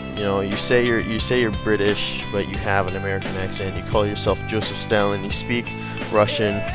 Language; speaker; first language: English; native; English